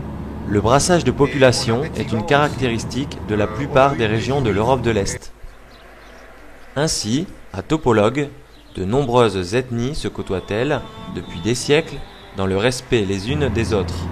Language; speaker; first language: French; native; French